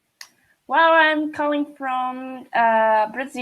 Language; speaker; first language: English; non-native, fluent; Portuguese